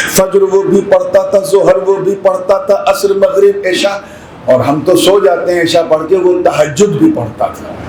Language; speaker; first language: Urdu; native; Urdu